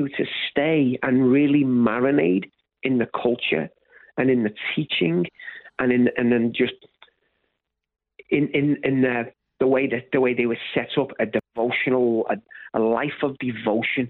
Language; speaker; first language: English; native; English